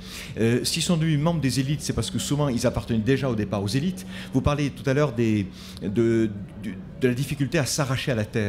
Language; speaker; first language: French; native; French